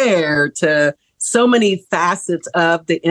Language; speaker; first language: English; native; English